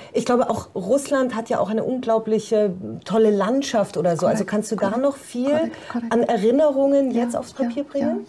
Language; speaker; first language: German; native; German